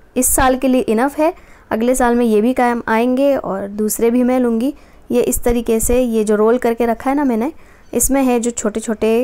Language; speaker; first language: Hindi; non-native, local second language; Marathi